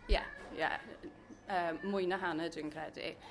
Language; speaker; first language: Welsh; non-native, learner; English